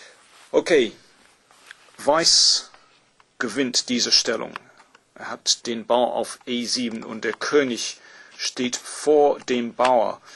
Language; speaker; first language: German; non-native, fluent; English